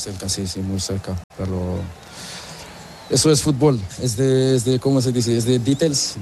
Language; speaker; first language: Spanish; non-native, learner; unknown